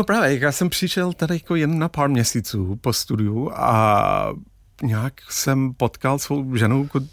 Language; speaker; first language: Czech; non-native, fluent; English